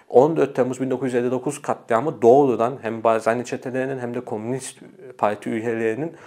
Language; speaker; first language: Turkish; early bilingual, heritage; Arabic